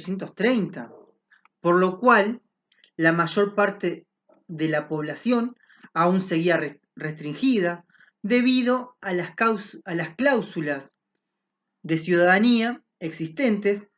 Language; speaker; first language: Spanish; native; Spanish